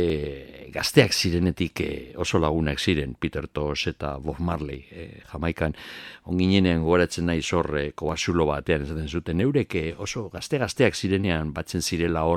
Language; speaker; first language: Basque; native; Basque